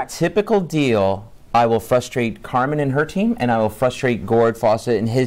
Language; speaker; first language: English; native; English